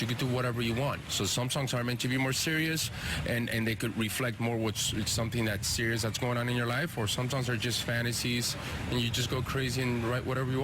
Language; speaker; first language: English; early bilingual, other home language; Spanish